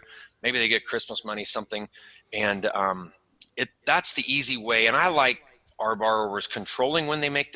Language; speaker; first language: English; native; English